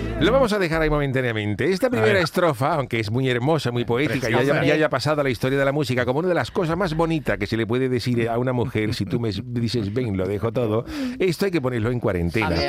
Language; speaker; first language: Spanish; native; Spanish